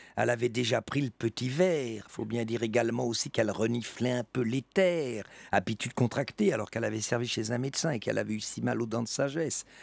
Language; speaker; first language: French; native; French